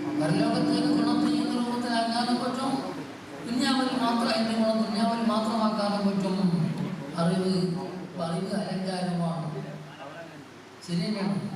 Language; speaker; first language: Malayalam; native; Malayalam